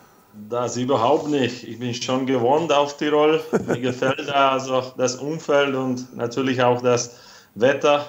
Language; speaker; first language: German; non-native, fluent; Slovak